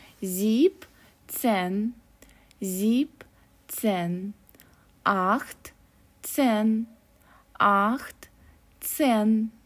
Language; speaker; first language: German; non-native, fluent; Russian